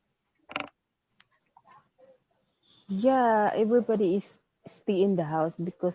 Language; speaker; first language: English; non-native, local second language; Filipino